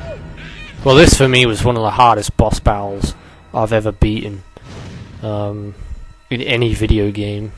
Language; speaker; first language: English; native; English